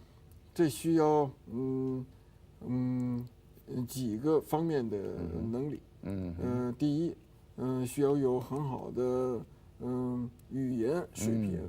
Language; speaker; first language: Chinese; non-native, fluent; Russian